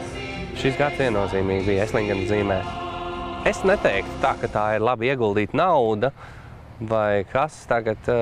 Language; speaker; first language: Latvian; native; Latvian